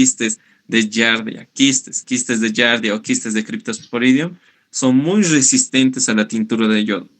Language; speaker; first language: Spanish; native; Spanish